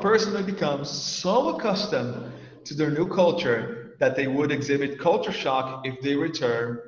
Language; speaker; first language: English; non-native, fluent; Portuguese